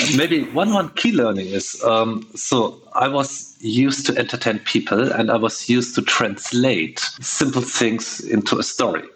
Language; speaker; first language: English; non-native, fluent; German